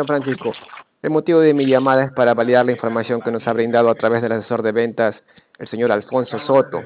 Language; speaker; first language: Spanish; native; Spanish